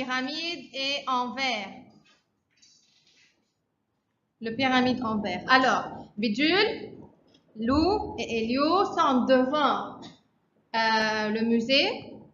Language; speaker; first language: French; non-native, fluent; Arabic